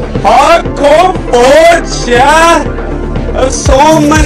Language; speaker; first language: Portuguese; non-native, learner; Spanish